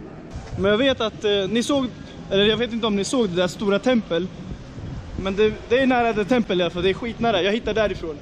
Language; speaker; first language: Swedish; early bilingual, other home language; Nepali